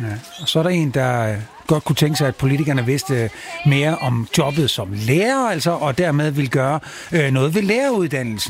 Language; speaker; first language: Danish; native; Danish